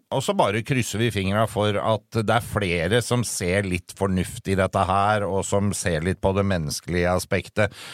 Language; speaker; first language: Norwegian; native; Norwegian